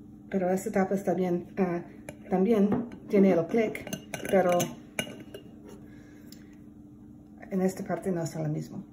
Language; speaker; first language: Spanish; non-native, learner; English